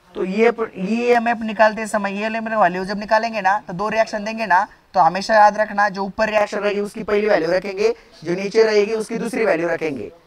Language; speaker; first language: Hindi; non-native, local second language; Marathi